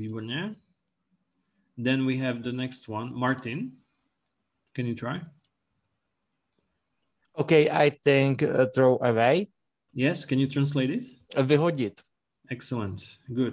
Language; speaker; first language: English; non-native, local second language; Czech